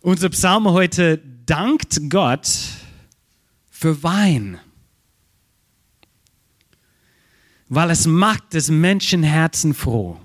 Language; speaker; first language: German; non-native, fluent; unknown